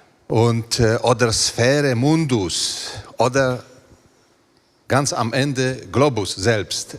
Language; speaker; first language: German; non-native, fluent; Polish